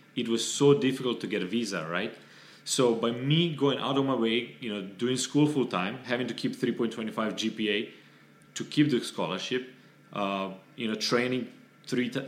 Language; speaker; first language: English; non-native, fluent; Serbian